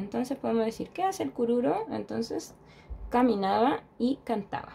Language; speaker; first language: Spanish; native; Spanish